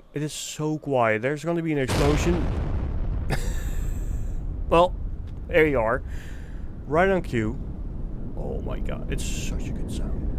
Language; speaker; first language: English; non-native, fluent; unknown